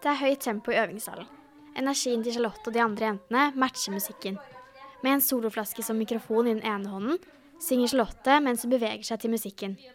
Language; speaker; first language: Norwegian; native; Norwegian